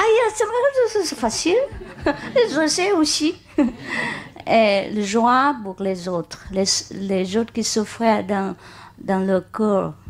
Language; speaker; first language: French; non-native, learner; Vietnamese